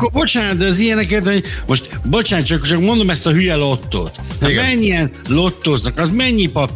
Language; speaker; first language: Hungarian; native; Hungarian